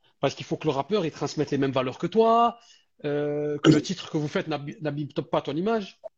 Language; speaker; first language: French; native; French